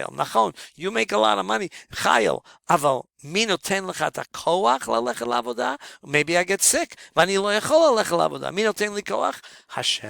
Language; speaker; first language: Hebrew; non-native, fluent; English